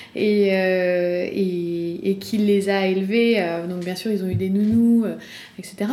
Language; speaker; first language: French; native; French